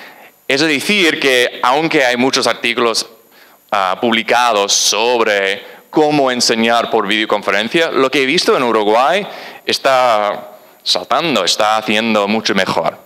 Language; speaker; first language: Spanish; non-native, fluent; English